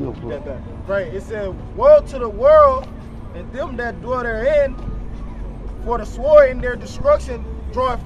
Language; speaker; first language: English; native; English